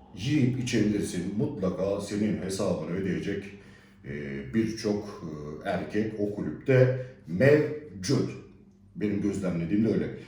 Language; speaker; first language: Turkish; native; Turkish